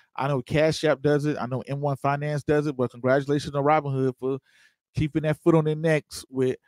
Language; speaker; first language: English; native; English